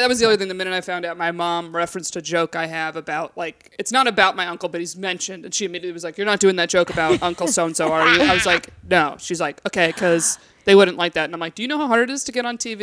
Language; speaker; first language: English; native; English